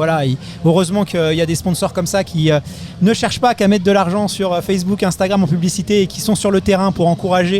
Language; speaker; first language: French; native; French